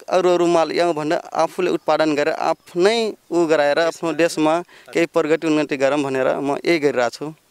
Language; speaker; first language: Nepali; non-native, local second language; Rana Tharu